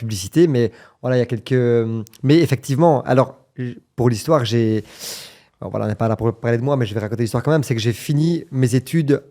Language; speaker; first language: French; native; French